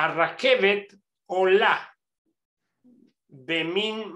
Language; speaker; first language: Hebrew; non-native, fluent; Spanish